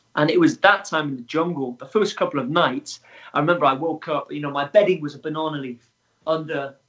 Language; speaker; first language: English; native; English